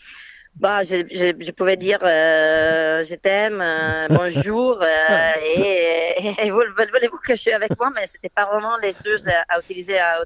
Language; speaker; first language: French; non-native, fluent; Italian